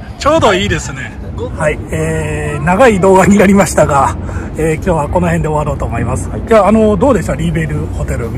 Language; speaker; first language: Japanese; native; Japanese